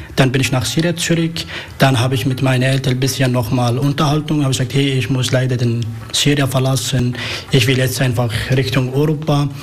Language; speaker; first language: German; non-native, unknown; Arabic